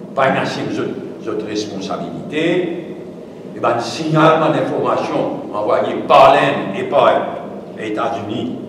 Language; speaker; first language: French; non-native, local second language; Morisyen